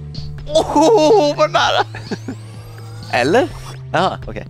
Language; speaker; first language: Swedish; native; Swedish